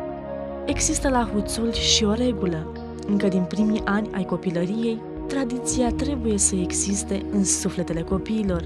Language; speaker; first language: Romanian; native; Romanian